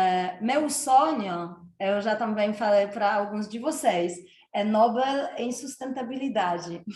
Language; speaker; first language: Portuguese; non-native, fluent; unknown